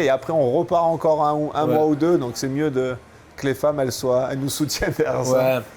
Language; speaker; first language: French; native; French